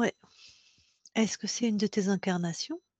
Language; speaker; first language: French; native; French